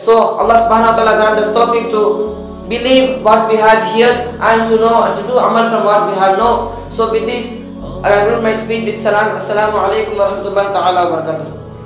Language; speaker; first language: English; non-native, local second language; Tamil